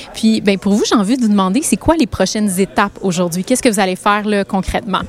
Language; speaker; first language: French; native; French